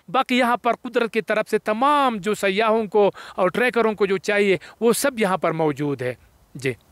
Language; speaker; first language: Urdu; non-native, local second language; Pashto